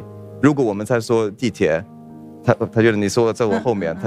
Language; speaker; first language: Chinese; non-native, fluent; Swedish